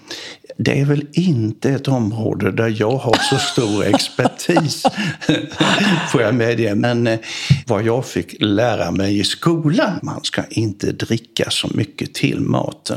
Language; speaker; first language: Swedish; native; Swedish